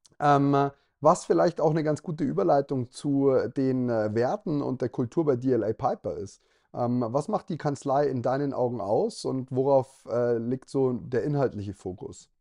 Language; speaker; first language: German; native; German